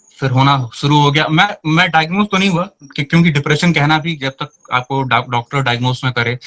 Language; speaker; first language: Hindi; native; Hindi